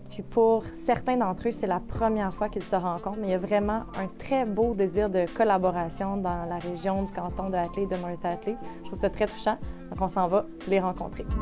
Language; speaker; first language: French; native; French